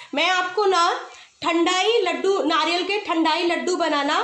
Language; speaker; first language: Hindi; native; Hindi